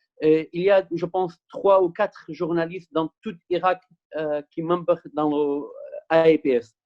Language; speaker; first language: French; non-native, fluent; Kurdish